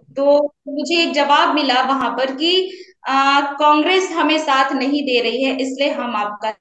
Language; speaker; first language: Hindi; native; Hindi